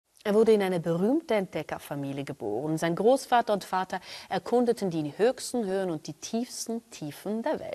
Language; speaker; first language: German; native; German